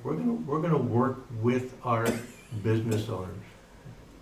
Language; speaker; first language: English; native; English